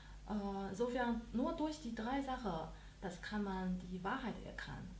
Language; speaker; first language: German; non-native, learner; Chinese